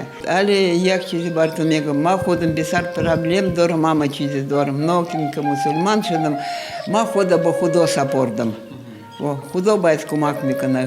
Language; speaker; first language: Persian; non-native, fluent; Russian